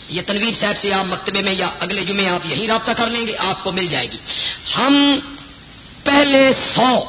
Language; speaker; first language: Urdu; non-native, local second language; Punjabi